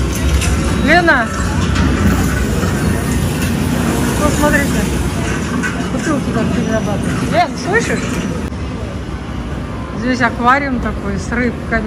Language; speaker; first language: Russian; native; Russian